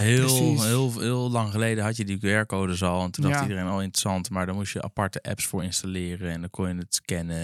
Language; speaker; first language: Dutch; native; Dutch